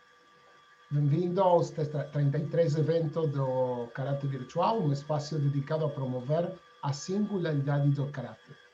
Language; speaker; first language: Portuguese; non-native, fluent; Spanish